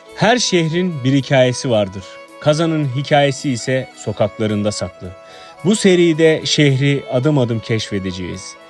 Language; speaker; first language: Turkish; native; Turkish